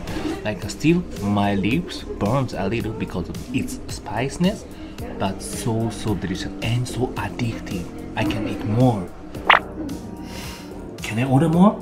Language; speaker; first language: English; non-native, learner; Japanese